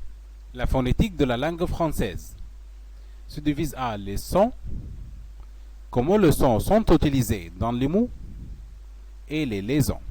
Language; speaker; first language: French; non-native, fluent; Arabic